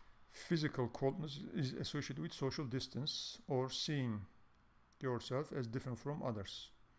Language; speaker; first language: English; non-native, fluent; Turkish